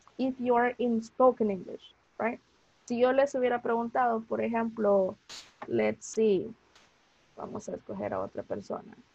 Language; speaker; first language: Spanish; native; Spanish